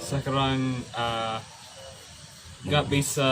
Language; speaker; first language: Indonesian; non-native, fluent; English